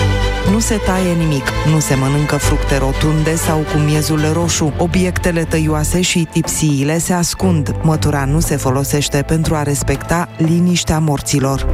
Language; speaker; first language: Romanian; native; Romanian